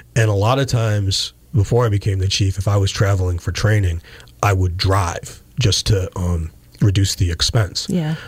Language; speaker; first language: English; native; English